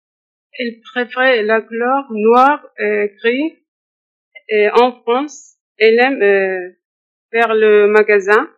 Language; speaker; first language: French; non-native, learner; Turkish